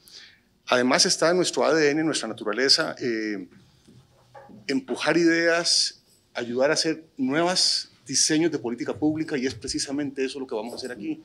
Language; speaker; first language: Spanish; native; Spanish